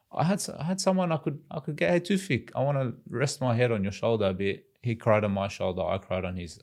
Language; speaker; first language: English; native; English